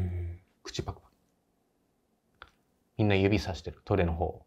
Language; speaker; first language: Japanese; native; Japanese